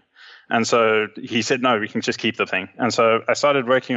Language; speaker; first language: English; native; English